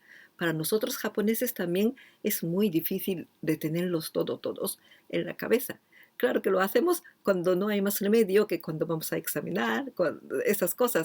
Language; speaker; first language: Spanish; non-native, fluent; Japanese